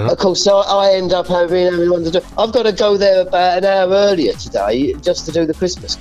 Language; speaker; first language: English; native; English